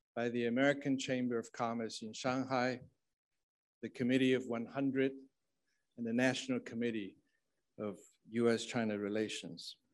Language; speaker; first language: English; non-native, fluent; Chinese